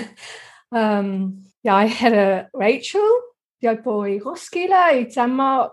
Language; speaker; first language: English; native; English